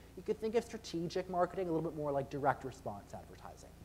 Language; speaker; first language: English; native; English